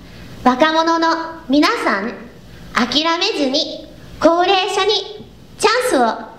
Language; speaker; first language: Japanese; non-native, learner; English